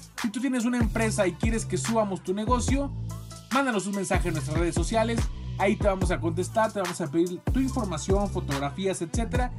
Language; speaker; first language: Spanish; native; Spanish